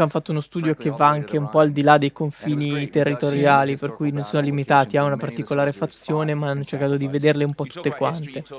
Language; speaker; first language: Italian; native; Italian